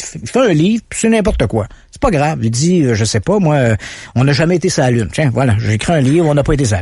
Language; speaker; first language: French; native; French